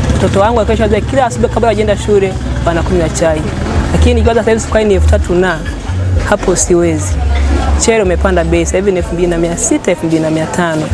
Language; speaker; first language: Swahili; native; Swahili